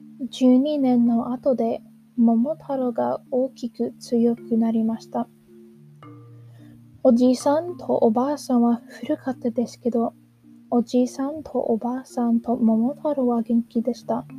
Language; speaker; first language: Japanese; non-native, learner; English